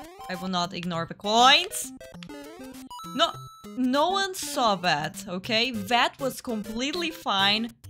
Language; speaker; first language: English; non-native, fluent; Portuguese